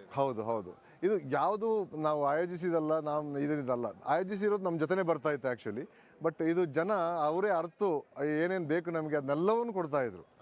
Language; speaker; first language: Kannada; non-native, local second language; Kodava